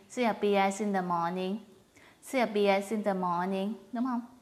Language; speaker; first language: English; non-native, learner; Vietnamese